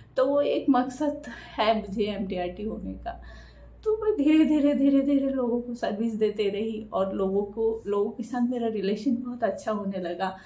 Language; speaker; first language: Hindi; non-native, local second language; Bangla